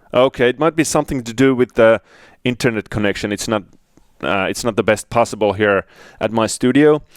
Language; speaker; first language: English; non-native, fluent; Finnish